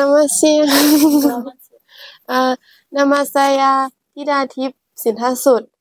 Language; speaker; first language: Indonesian; non-native, learner; Thai